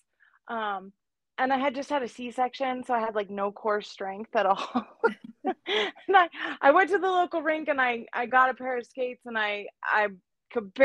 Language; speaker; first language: English; native; English